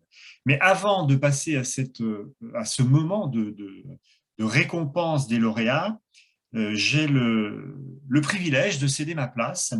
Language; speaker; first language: French; native; French